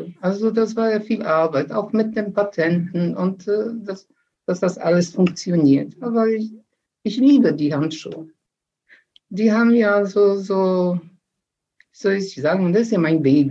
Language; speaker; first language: German; non-native, fluent; Polish